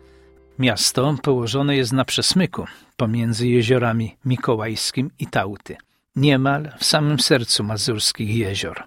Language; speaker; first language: Polish; native; Polish